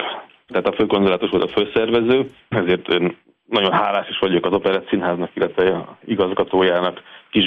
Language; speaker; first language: Hungarian; native; Hungarian